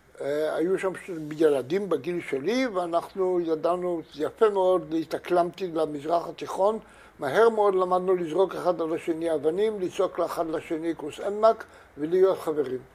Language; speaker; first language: Hebrew; native; Hebrew